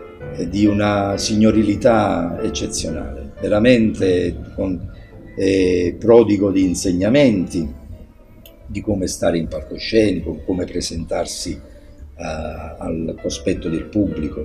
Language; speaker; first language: Italian; native; Italian